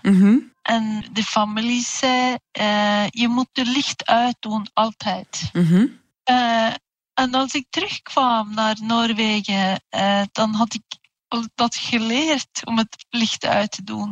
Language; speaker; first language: Dutch; non-native, fluent; Norwegian